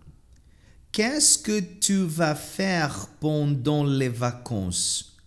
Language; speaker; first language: French; non-native, fluent; Portuguese